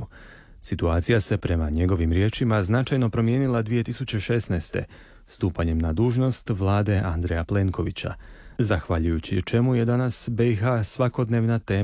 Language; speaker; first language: Serbian; native; Serbian